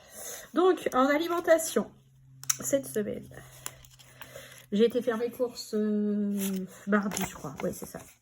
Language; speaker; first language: French; native; French